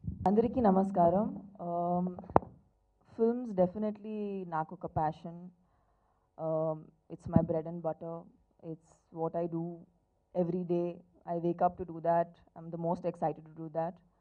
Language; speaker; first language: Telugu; non-native, fluent; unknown